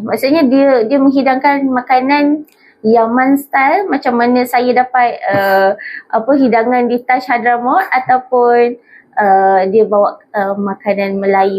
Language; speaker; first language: Malay; native; Malay